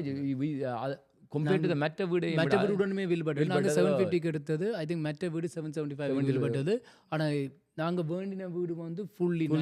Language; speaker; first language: Tamil; native; Tamil